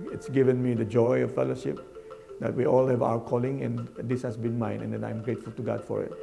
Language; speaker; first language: English; non-native, local second language; Filipino